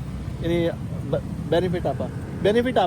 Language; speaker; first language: Indonesian; non-native, learner; Urdu